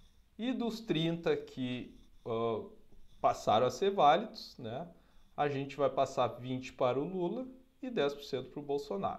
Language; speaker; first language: Portuguese; native; Portuguese